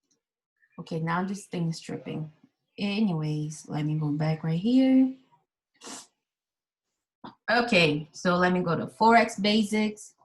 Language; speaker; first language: English; non-native, fluent; Portuguese